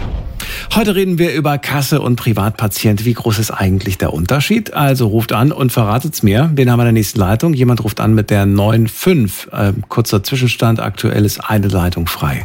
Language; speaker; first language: German; native; German